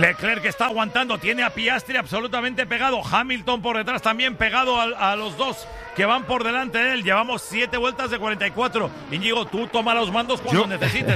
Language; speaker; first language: Spanish; native; Spanish